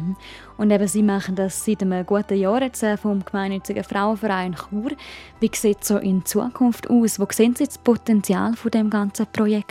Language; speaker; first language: German; native; German